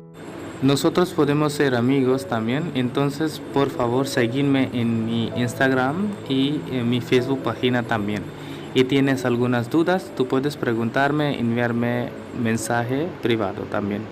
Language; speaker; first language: Spanish; non-native, learner; Hindi